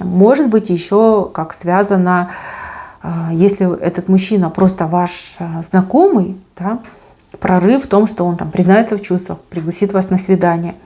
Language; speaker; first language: Russian; native; Russian